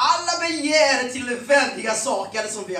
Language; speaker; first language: Swedish; non-native, fluent; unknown